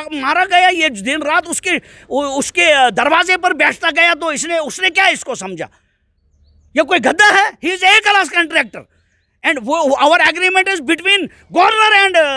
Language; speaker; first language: Hindi; native; Hindi